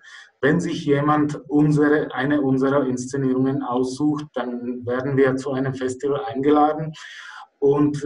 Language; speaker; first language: German; non-native, fluent; Czech